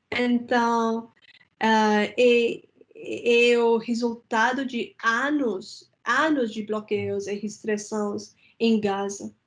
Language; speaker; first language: Portuguese; non-native, fluent; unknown